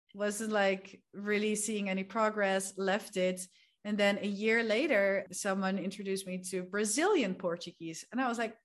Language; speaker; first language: English; non-native, fluent; Dutch